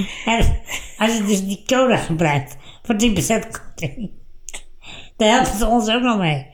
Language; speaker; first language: Dutch; native; Dutch